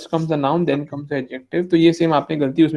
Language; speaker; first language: Hindi; native; Hindi